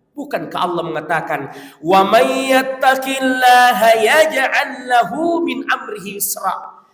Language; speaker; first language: Malay; non-native, local second language; Buginese